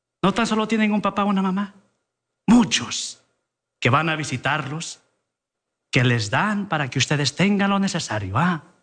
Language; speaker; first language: Spanish; early bilingual, heritage; Spanish